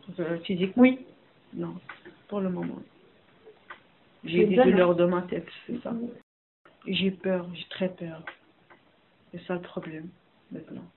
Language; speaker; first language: French; non-native, learner; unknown